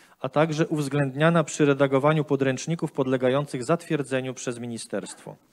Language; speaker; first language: Polish; native; Polish